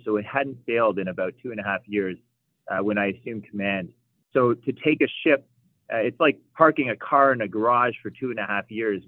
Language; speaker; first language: English; native; English